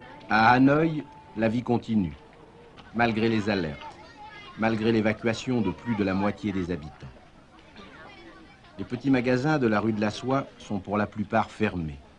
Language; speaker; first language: French; native; French